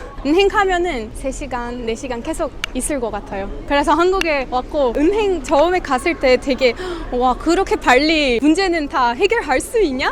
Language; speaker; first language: Korean; non-native, fluent; Portuguese